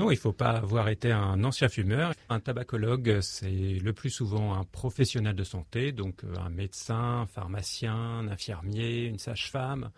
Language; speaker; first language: French; native; French